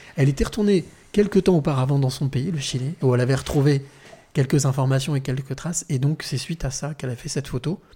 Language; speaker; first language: French; native; French